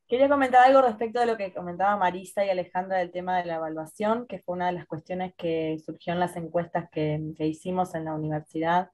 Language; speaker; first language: Spanish; native; Spanish